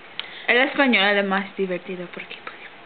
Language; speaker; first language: Spanish; non-native, learner; English